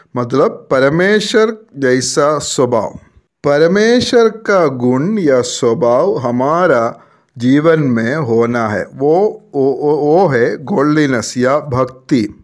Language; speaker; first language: Hindi; non-native, local second language; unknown